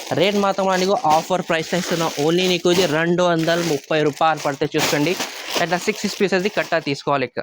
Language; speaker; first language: Telugu; non-native, local second language; Urdu